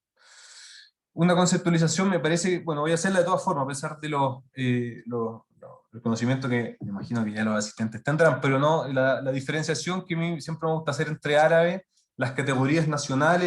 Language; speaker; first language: Spanish; native; Spanish